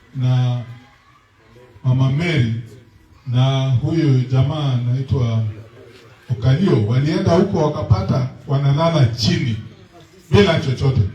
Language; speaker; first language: Swahili; non-native, local second language; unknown